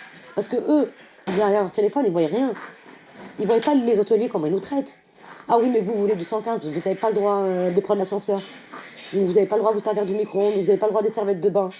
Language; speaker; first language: French; native; French